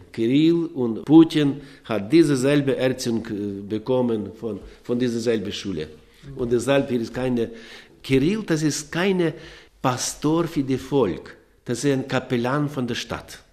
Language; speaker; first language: German; non-native, learner; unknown